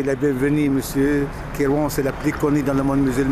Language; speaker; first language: French; non-native, local second language; Arabic